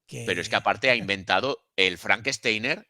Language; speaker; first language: Spanish; native; Spanish